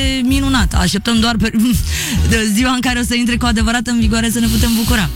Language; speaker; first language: Romanian; native; Romanian